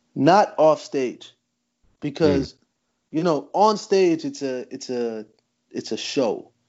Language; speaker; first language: English; native; English